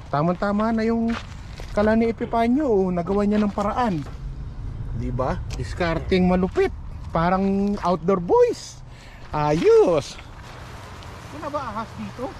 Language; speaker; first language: Filipino; non-native, local second language; Iloko